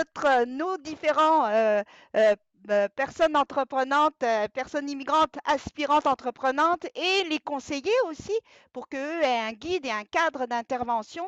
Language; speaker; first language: French; native; French